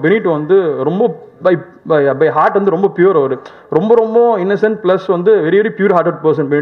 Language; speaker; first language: Tamil; native; Tamil